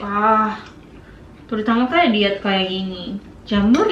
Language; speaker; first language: Indonesian; non-native, fluent; Japanese